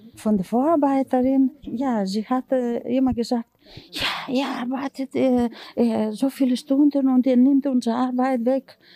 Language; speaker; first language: German; non-native, learner; Greek